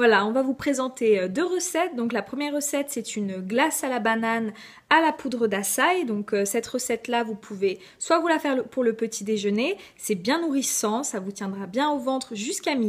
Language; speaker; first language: French; native; French